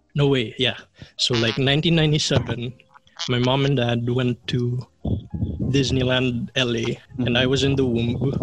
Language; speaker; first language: English; non-native, local second language; Filipino